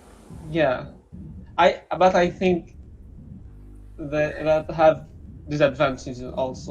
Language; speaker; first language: English; non-native, learner; Arabic